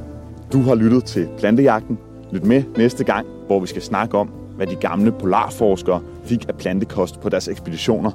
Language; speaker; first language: Danish; native; Danish